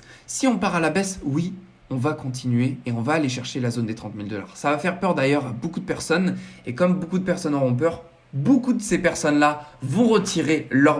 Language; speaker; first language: French; native; French